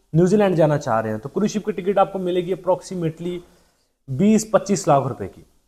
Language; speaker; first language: Urdu; native; Urdu